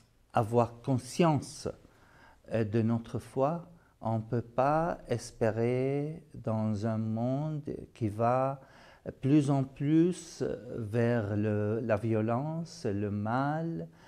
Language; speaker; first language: French; non-native, local second language; Arabic